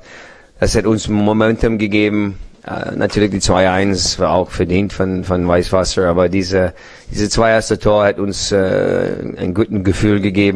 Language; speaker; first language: German; non-native, fluent; English